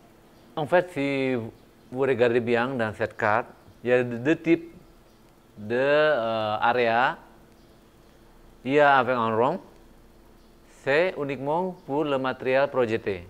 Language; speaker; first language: French; non-native, fluent; Indonesian